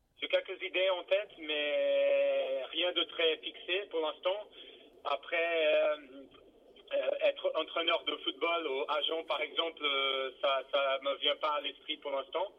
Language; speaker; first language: French; non-native, fluent; Portuguese